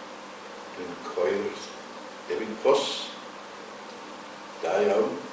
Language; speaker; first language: Welsh; non-native, learner; English